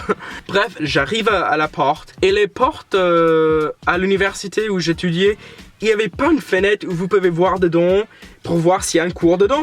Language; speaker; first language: French; non-native, fluent; English